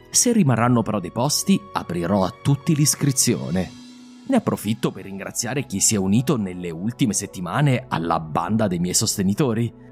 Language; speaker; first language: Italian; native; Italian